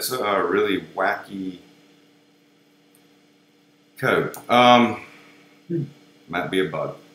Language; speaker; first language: English; native; English